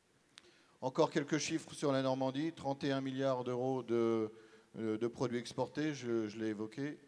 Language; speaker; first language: French; native; French